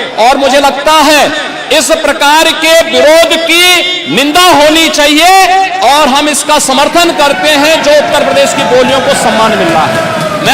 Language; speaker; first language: Hindi; native; Hindi